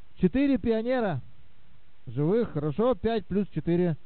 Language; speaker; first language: Russian; native; Russian